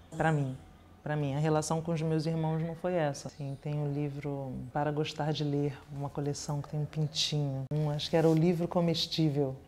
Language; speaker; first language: Portuguese; native; Portuguese